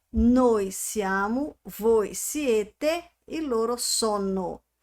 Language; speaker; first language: Italian; non-native, fluent; Portuguese